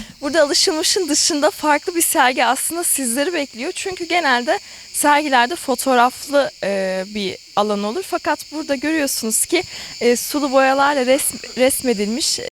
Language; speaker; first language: Turkish; non-native, fluent; French